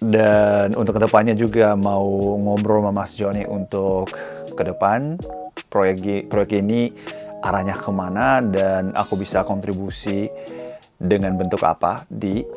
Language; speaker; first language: Indonesian; non-native, fluent; Japanese